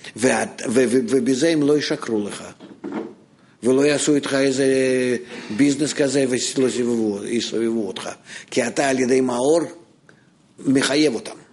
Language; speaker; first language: Hebrew; non-native, fluent; Russian